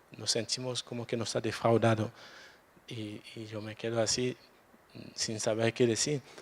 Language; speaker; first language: Spanish; non-native, fluent; French